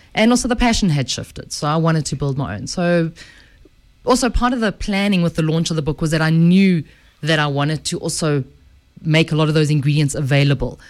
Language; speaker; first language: English; native; English